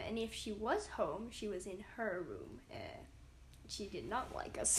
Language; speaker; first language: English; non-native, fluent; Swedish